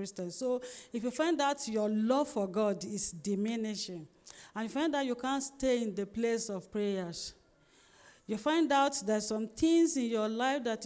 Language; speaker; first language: English; non-native, local second language; Yoruba